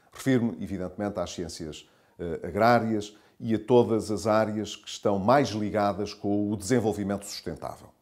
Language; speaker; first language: Portuguese; native; Portuguese